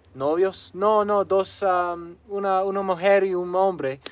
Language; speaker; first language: Spanish; non-native, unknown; English